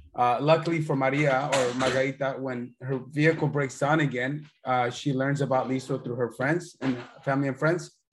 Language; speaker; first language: English; early bilingual, other home language; Spanish